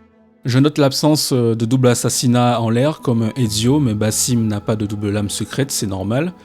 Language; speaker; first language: French; native; French